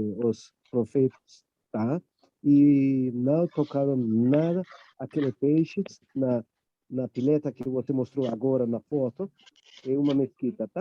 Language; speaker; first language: Portuguese; non-native, learner; Turkish